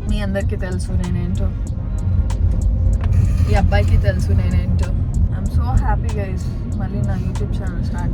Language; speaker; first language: Telugu; native; Telugu